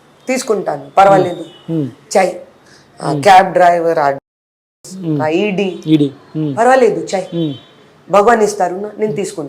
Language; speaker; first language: Telugu; non-native, fluent; Hindi